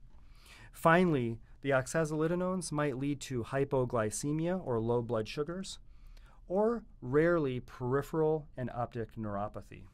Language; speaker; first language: English; native; English